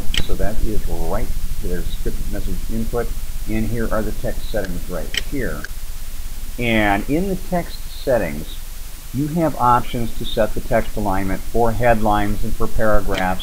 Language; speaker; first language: English; native; English